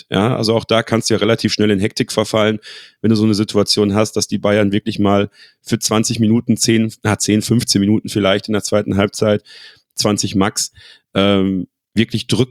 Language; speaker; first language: German; native; German